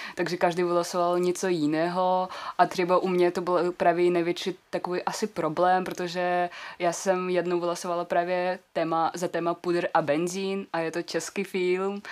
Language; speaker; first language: Czech; non-native, fluent; Kazakh